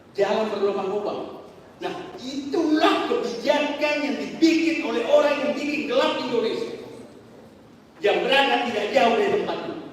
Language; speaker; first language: Indonesian; non-native, local second language; Buginese